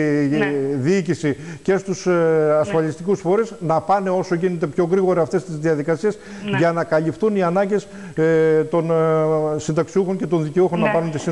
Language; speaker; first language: Greek; native; Greek